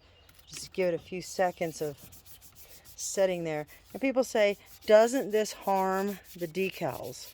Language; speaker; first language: English; native; English